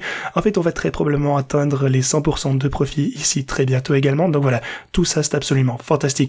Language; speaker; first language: French; native; French